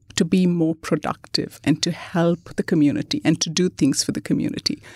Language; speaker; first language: English; non-native, local second language; Malayalam